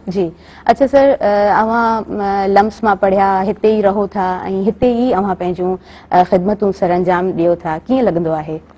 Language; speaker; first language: Sindhi; native; Sindhi